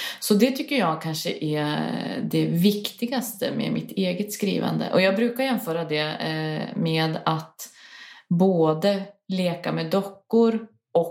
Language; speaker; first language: Swedish; native; Swedish